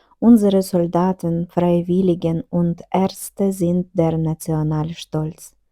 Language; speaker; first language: German; non-native, fluent; Ukrainian